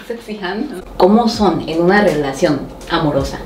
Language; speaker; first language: Spanish; non-native, fluent; Korean